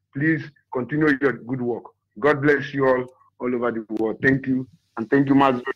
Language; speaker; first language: English; non-native, local second language; Igbo